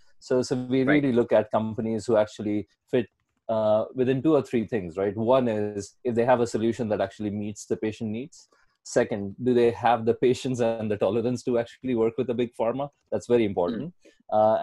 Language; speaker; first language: English; non-native, local second language; Marathi